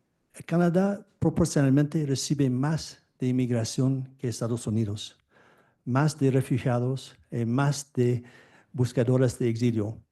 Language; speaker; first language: Spanish; non-native, fluent; French